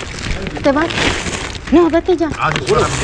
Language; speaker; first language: Spanish; non-native, learner; Filipino